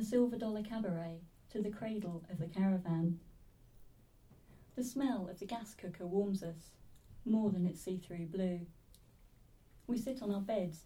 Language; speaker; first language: English; native; English